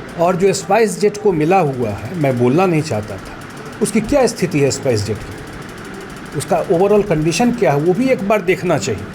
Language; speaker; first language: Hindi; native; Hindi